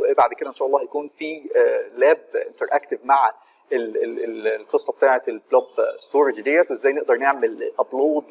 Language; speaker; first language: Arabic; native; Arabic